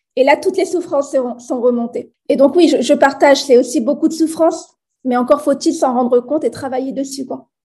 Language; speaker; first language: French; native; French